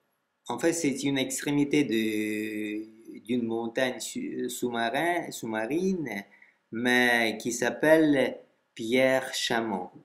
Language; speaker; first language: French; non-native, fluent; Russian